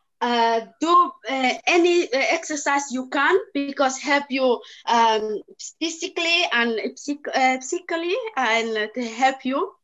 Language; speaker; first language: English; non-native, learner; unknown